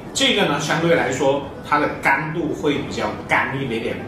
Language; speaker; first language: Chinese; native; Chinese